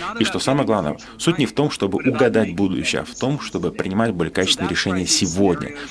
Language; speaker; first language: Russian; non-native, fluent; English